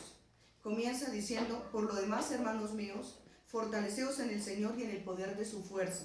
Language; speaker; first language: Spanish; native; Spanish